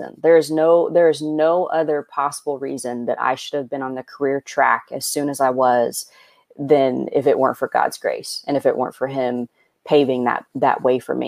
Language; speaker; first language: English; native; English